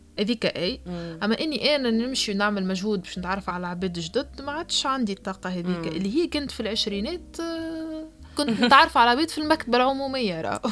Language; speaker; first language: Arabic; native; Arabic